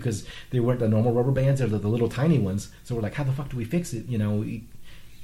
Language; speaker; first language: English; non-native, fluent; Vietnamese